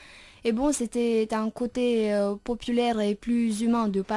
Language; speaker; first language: French; non-native, fluent; Romanian